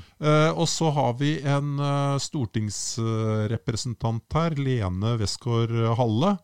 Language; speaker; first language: Norwegian; native; Norwegian